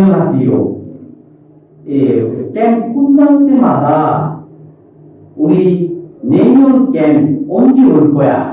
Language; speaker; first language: Korean; non-native, learner; Bangla